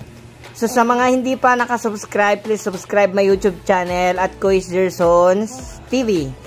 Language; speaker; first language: Filipino; native; Filipino